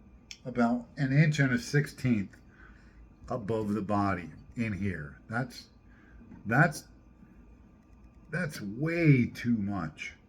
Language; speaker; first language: English; native; English